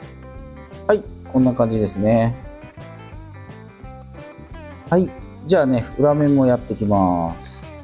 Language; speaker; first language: Japanese; native; Japanese